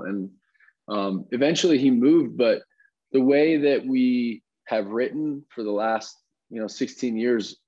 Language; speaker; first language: English; native; English